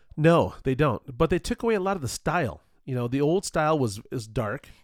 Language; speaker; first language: English; early bilingual, other home language; Spanish